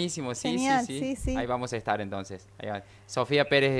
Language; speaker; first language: Spanish; native; Spanish